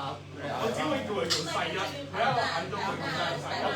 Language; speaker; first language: Cantonese; native; Cantonese